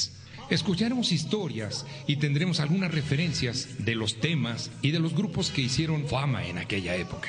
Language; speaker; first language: Spanish; native; Spanish